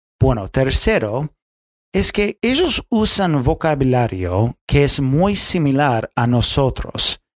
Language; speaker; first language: Spanish; non-native, fluent; English